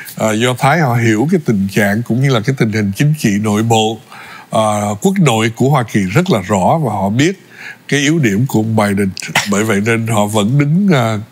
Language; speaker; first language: Vietnamese; early bilingual, other home language; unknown